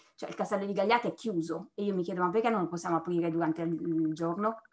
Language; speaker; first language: Italian; native; Italian